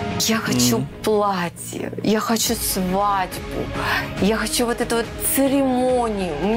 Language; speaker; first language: Russian; native; Russian